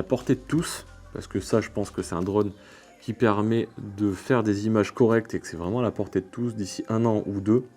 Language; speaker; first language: French; native; French